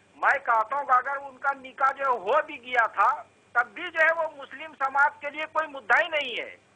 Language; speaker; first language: Hindi; native; Hindi